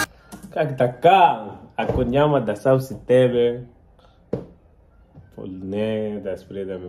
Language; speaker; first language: Bulgarian; non-native, learner; Portuguese